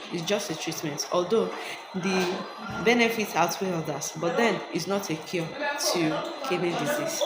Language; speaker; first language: English; non-native, local second language; Yoruba